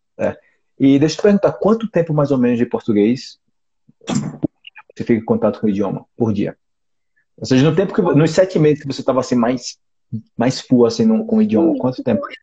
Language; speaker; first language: Portuguese; native; Portuguese